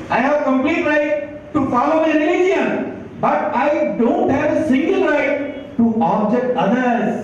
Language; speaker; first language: English; non-native, local second language; Telugu